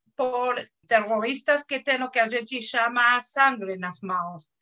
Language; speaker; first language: Portuguese; non-native, fluent; Hebrew